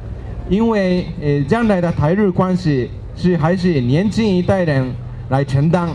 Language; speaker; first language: Chinese; non-native, fluent; Japanese